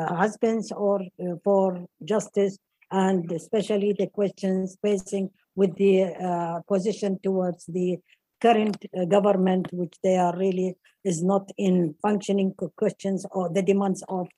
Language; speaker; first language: English; non-native, fluent; Arabic